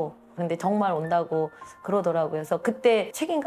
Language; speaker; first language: Korean; native; Korean